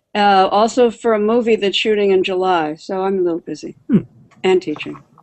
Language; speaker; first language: English; native; English